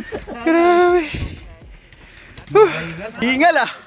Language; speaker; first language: Filipino; native; Filipino